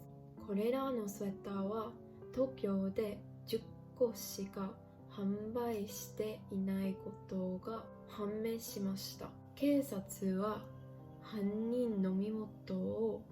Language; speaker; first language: Japanese; non-native, learner; English